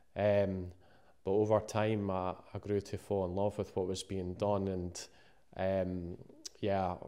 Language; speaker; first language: English; native; English